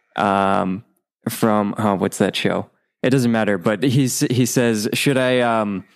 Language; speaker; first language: English; native; English